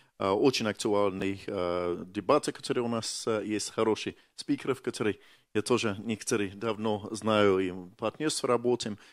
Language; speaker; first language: Russian; non-native, fluent; English